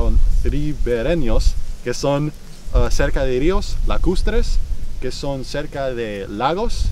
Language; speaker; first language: Spanish; non-native, fluent; English